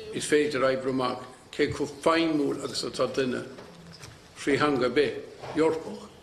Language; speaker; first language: Irish; native; Irish